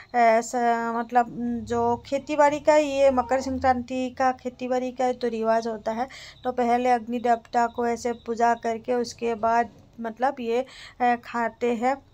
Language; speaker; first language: Hindi; non-native, local second language; Assamese